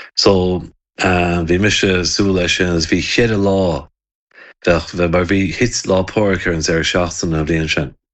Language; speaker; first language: Irish; native; Irish